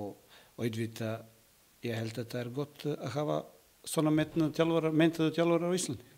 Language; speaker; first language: Icelandic; non-native, learner; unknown